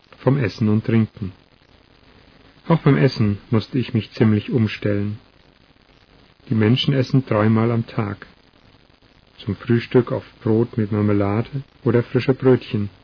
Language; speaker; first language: German; non-native, learner; Russian